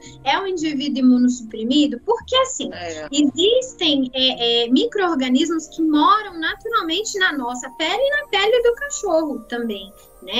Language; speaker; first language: Portuguese; native; Portuguese